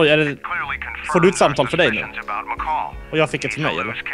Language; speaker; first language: Swedish; native; Swedish